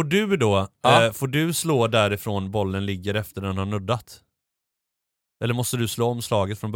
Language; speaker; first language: Swedish; native; Swedish